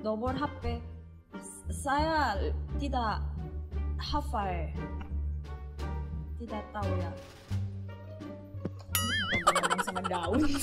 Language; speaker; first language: Indonesian; non-native, fluent; Korean